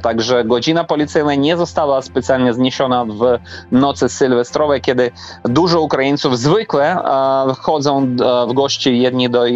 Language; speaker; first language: Polish; non-native, fluent; Ukrainian